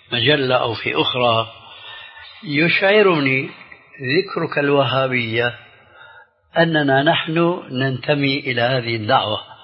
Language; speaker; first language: Arabic; early bilingual, other home language; Albanian